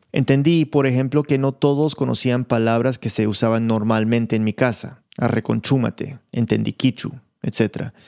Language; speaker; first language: Spanish; early bilingual, heritage; Spanish